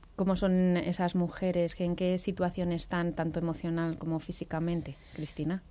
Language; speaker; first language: Spanish; native; Spanish